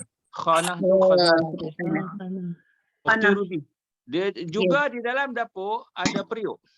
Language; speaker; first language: Indonesian; non-native, local second language; Malay